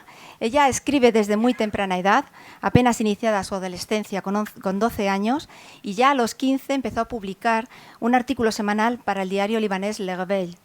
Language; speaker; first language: Spanish; native; Spanish